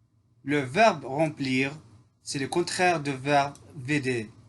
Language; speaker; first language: French; non-native, fluent; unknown